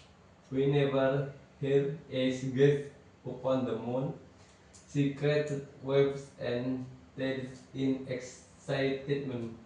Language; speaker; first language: English; non-native, learner; Indonesian